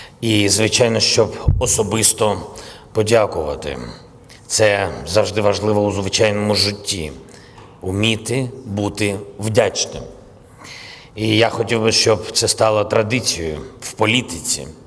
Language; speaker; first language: Ukrainian; non-native, local second language; Russian